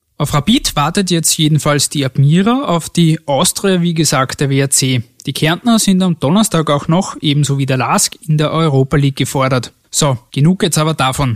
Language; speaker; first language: German; native; German